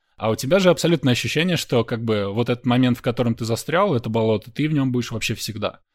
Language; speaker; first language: Russian; native; Russian